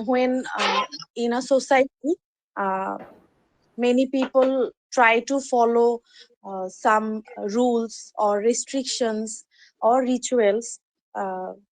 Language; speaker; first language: English; non-native, learner; Bangla